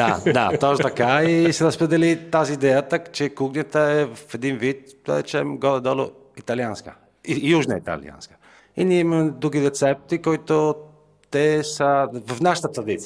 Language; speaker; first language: Bulgarian; non-native, fluent; Italian